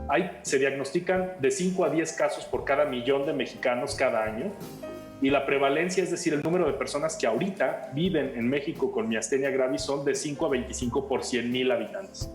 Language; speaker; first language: Spanish; native; Spanish